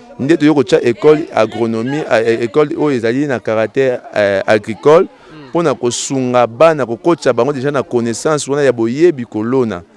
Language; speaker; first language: Lingala; native; Lingala